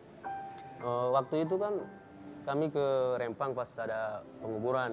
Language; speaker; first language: Indonesian; native; Indonesian